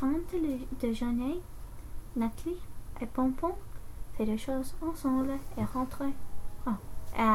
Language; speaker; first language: French; non-native, learner; English